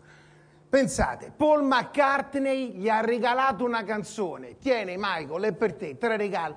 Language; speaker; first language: Italian; native; Italian